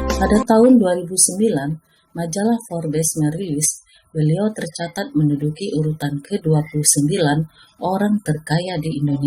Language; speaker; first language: Indonesian; native; Indonesian